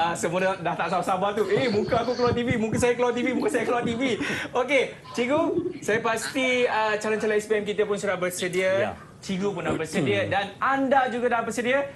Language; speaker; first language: Malay; native; Malay